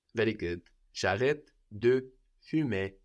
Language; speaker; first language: French; non-native, fluent; English